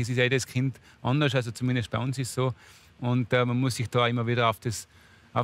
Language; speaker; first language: German; native; German